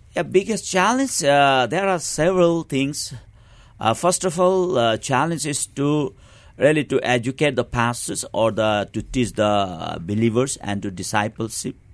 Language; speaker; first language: English; non-native, local second language; Nepali